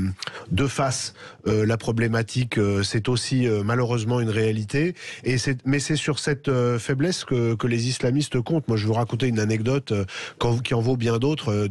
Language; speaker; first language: French; native; French